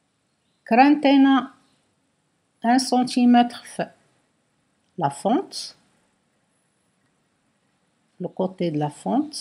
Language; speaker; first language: Arabic; native; Arabic